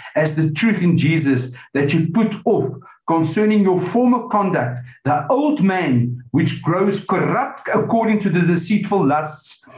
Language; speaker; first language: English; early bilingual, other home language; Afrikaans